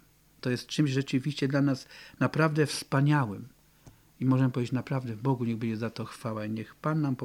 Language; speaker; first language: Polish; native; Polish